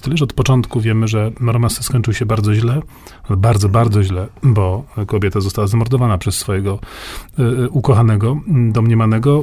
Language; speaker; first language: Polish; native; Polish